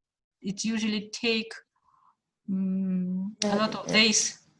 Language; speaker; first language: English; non-native, fluent; Russian